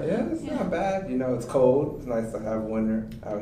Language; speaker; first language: English; native; English